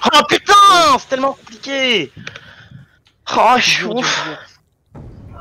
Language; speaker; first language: French; native; French